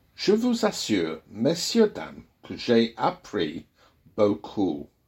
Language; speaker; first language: French; non-native, fluent; English